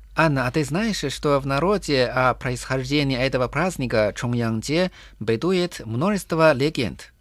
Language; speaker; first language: Russian; non-native, fluent; Chinese